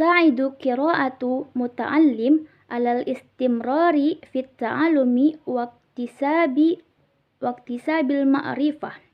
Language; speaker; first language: Arabic; non-native, learner; Indonesian